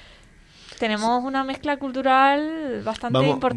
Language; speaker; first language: Spanish; native; Spanish